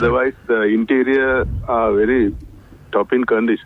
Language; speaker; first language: English; non-native, learner; Sinhala